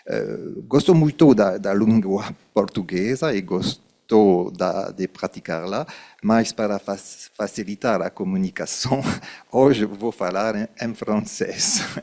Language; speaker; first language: Portuguese; non-native, fluent; French